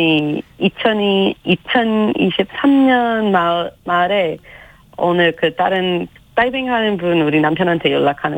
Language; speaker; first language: Korean; non-native, learner; English